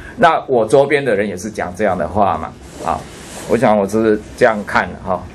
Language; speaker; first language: Chinese; non-native, local second language; Hakka Chinese